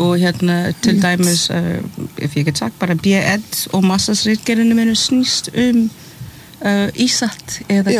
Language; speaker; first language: Icelandic; non-native, fluent; English